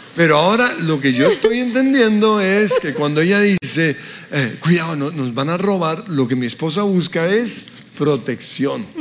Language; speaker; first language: Spanish; early bilingual, other home language; English